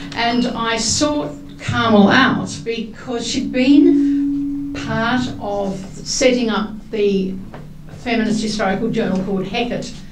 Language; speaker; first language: English; native; English